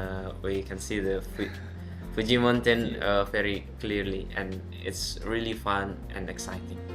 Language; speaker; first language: English; non-native, local second language; Indonesian